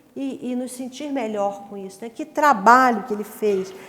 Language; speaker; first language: Portuguese; native; Portuguese